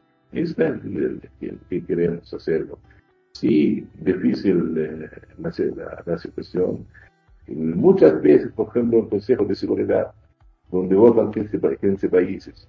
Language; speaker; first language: Spanish; non-native, fluent; Arabic